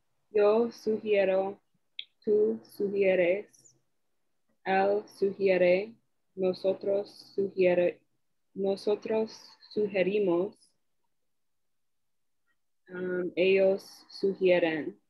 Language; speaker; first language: Spanish; non-native, learner; English